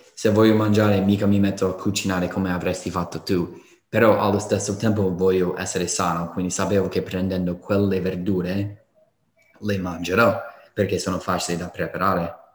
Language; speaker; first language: Italian; non-native, fluent; English